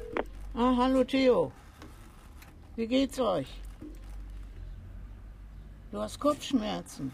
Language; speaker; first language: German; native; German